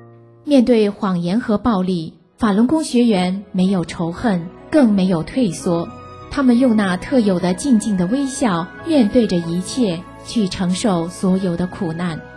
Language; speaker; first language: Chinese; native; Chinese